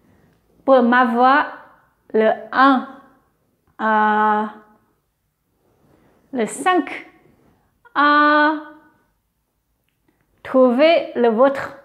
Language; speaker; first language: French; non-native, fluent; Chinese